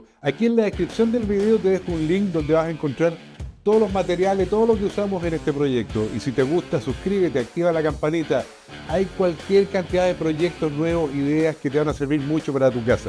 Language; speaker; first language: Spanish; native; Spanish